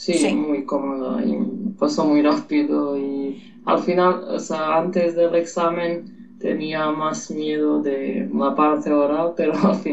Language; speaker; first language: Spanish; non-native, fluent; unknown